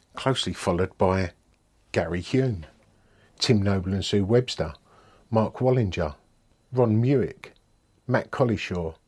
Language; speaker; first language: English; native; English